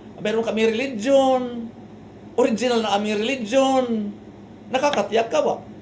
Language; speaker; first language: Filipino; non-native, local second language; Waray